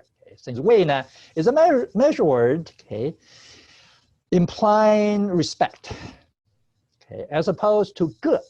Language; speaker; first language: English; non-native, fluent; Chinese